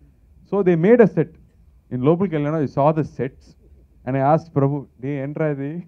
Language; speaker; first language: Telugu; non-native, learner; Tamil